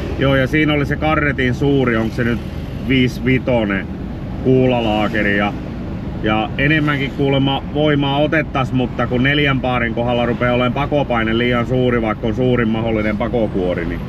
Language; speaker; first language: Finnish; native; Finnish